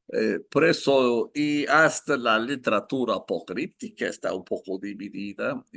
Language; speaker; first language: Spanish; non-native, fluent; English